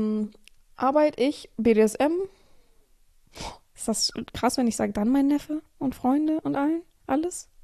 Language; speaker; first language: German; native; German